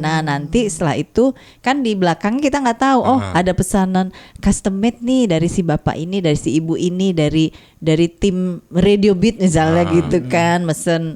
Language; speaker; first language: Indonesian; native; Indonesian